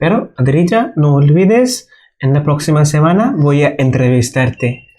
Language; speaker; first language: Spanish; non-native, fluent; Bangla